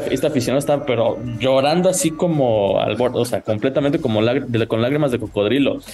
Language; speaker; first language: Spanish; native; Spanish